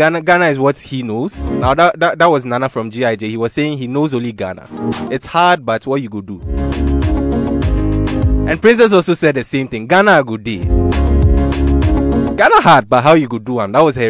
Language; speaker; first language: English; non-native, local second language; Akan